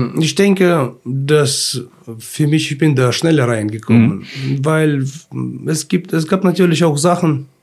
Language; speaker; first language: German; early bilingual, other home language; Russian